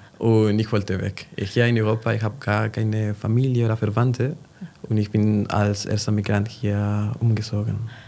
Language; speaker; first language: German; non-native, fluent; Spanish